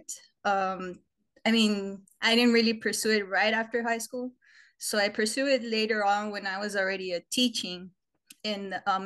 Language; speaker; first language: English; native; English